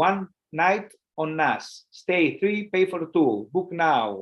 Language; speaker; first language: English; non-native, learner; Greek